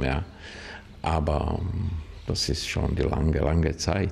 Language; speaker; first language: German; non-native, learner; Czech